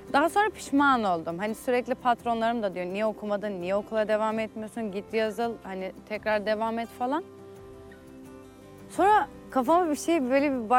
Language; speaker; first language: Turkish; non-native, local second language; Kurdish